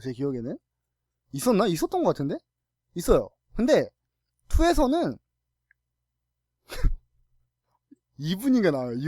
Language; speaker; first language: Korean; native; Korean